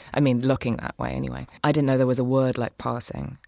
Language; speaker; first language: English; native; English